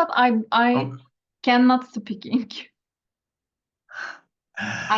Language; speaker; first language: English; non-native, learner; Turkish